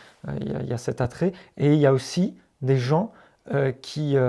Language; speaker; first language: French; native; French